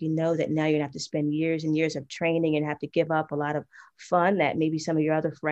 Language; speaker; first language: English; native; English